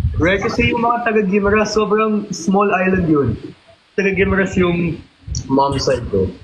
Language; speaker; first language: Filipino; non-native, local second language; Hiligaynon